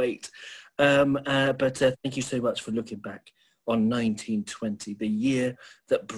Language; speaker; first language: English; native; English